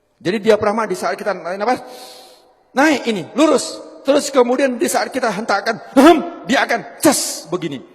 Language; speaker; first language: Indonesian; non-native, local second language; Javanese